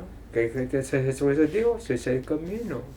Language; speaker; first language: Spanish; non-native, fluent; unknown